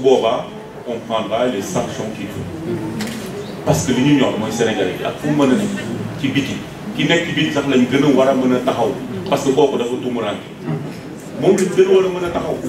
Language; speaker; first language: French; non-native, local second language; Wolof